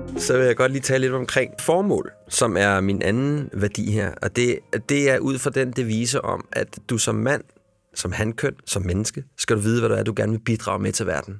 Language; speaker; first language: Danish; native; Danish